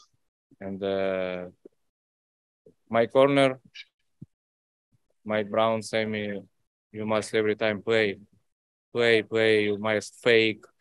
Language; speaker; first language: English; non-native, learner; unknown